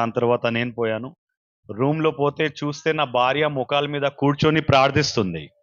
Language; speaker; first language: Telugu; non-native, local second language; Urdu